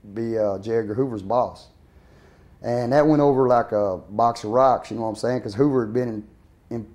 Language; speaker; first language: English; native; English